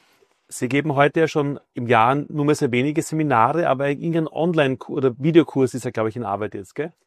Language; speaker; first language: German; native; German